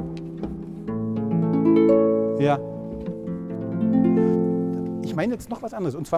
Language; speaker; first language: German; native; German